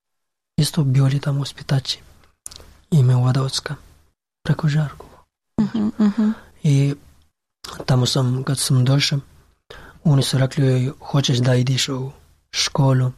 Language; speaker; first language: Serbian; non-native, learner; Pashto